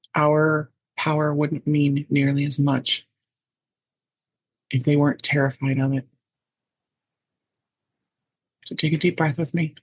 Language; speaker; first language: English; native; English